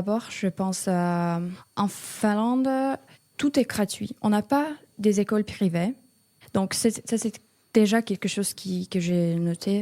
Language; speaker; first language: French; non-native, fluent; Finnish